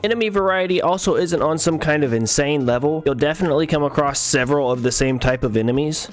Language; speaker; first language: English; native; English